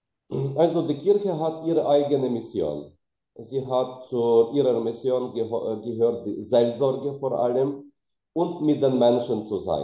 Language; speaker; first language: German; non-native, fluent; Ukrainian